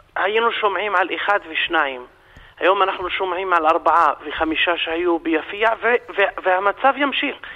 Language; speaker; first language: Hebrew; non-native, local second language; Arabic